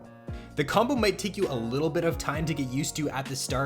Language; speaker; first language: English; native; English